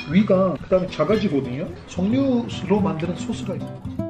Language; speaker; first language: Korean; non-native, fluent; Turkish